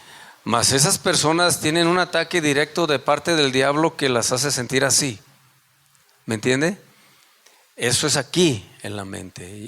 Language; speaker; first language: Spanish; native; Spanish